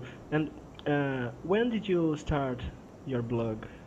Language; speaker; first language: English; non-native, fluent; Portuguese